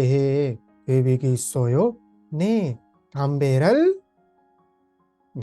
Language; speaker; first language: Korean; non-native, fluent; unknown